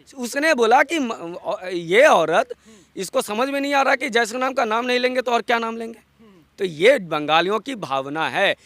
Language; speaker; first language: Hindi; non-native, local second language; Bangla